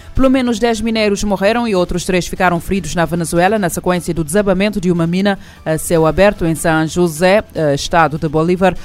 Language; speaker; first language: Portuguese; non-native, local second language; Kabuverdianu